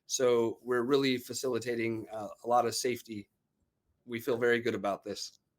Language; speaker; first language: English; native; English